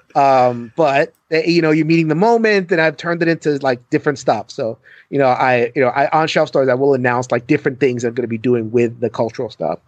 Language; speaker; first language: English; native; English